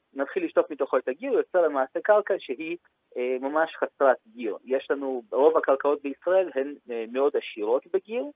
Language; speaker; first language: Hebrew; early bilingual, other home language; Russian